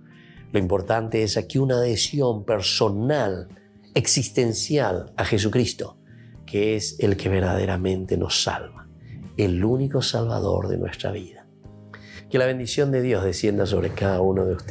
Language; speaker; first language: Spanish; native; Spanish